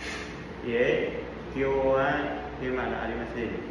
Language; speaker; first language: Japanese; non-native, learner; Vietnamese